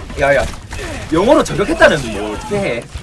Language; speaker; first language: Korean; native; Korean